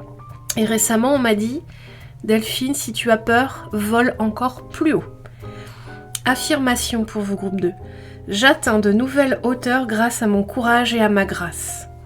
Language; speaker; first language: French; native; French